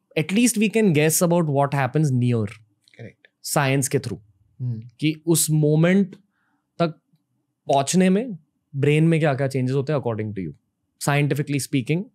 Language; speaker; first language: Hindi; native; Hindi